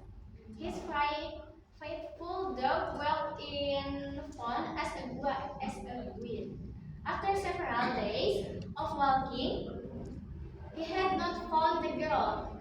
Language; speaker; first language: English; non-native, learner; Indonesian